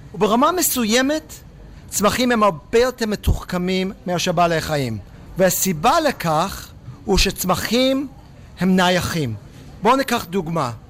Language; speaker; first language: Hebrew; non-native, fluent; English